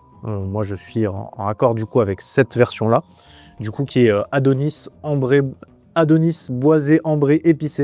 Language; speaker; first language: French; native; French